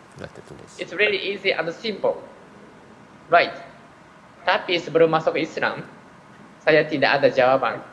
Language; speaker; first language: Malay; non-native, fluent; Japanese